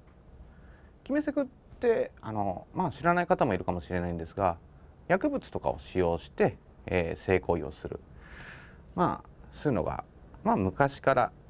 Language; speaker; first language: Japanese; native; Japanese